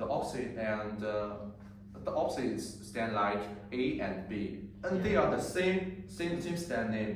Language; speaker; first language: English; non-native, learner; Chinese